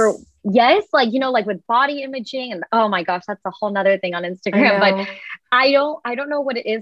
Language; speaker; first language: English; native; English